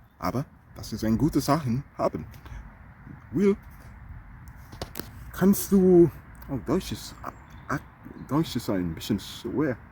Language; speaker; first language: German; non-native, learner; English